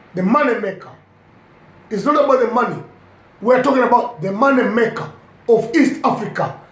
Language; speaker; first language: English; non-native, local second language; Swahili